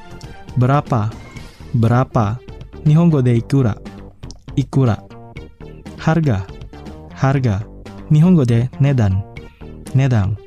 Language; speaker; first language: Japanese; non-native, fluent; Indonesian